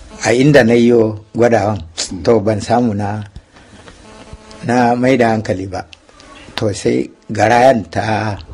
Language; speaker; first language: Hausa; non-native, local second language; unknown